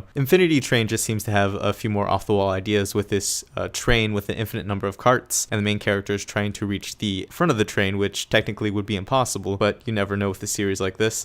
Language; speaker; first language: English; native; English